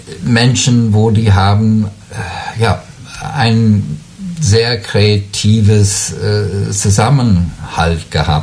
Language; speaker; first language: German; non-native, learner; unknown